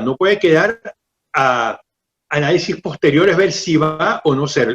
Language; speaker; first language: Spanish; native; Spanish